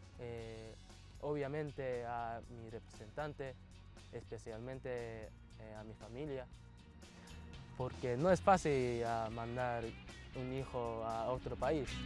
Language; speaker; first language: Spanish; non-native, fluent; Japanese